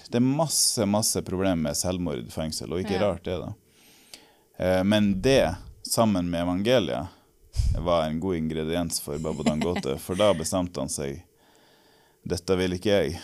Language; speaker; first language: Norwegian; native; Norwegian